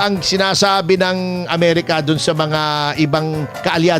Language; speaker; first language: Filipino; native; Filipino